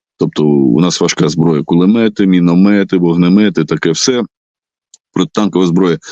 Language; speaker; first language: Ukrainian; non-native, local second language; Russian